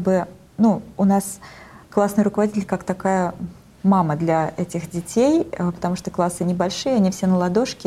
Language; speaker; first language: Russian; native; Russian